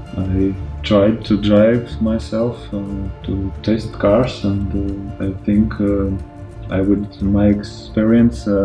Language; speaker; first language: English; non-native, learner; Latvian